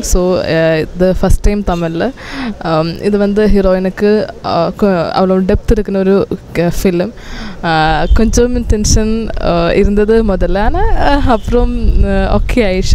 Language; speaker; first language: Tamil; non-native, learner; Malayalam